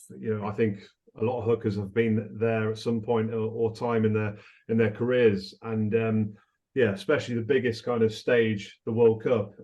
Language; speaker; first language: English; native; English